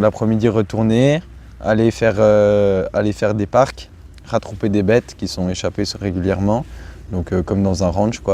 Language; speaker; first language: French; native; French